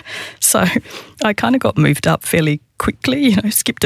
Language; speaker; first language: English; native; English